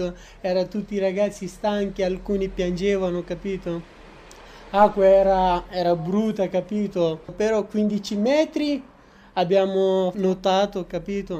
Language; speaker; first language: Italian; non-native, learner; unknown